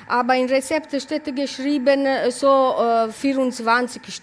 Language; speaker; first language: German; non-native, learner; Italian